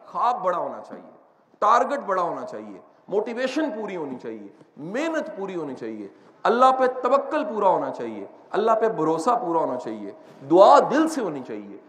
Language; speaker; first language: Urdu; non-native, local second language; Punjabi